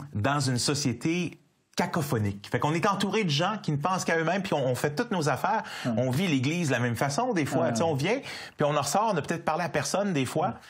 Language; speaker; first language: French; native; French